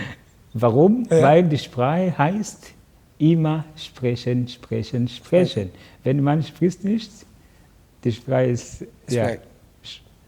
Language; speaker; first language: German; non-native, learner; Kinyarwanda